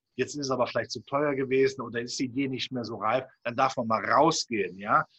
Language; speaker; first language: German; native; German